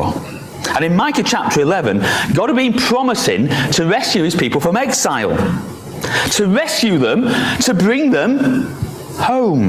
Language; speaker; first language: English; native; English